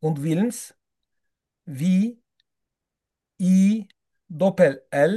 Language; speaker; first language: German; non-native, learner; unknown